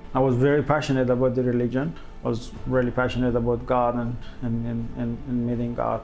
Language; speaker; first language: English; non-native, fluent; Persian